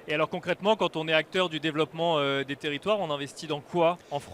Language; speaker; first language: French; native; French